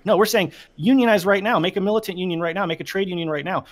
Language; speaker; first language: English; native; English